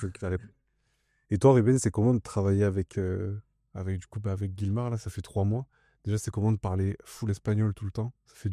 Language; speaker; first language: French; native; French